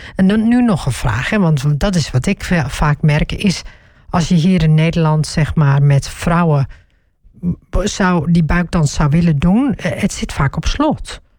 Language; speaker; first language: Dutch; early bilingual, other home language; Turkish